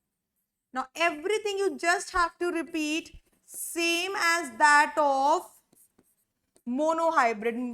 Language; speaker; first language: English; non-native, local second language; Hindi